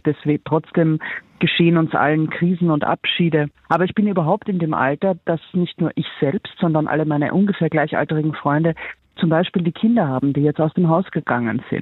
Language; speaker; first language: German; native; German